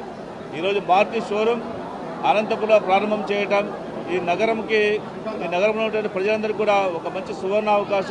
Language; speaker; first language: Telugu; native; Telugu